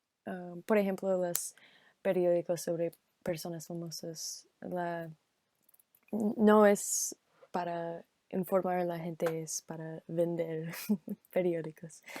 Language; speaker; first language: Spanish; non-native, learner; English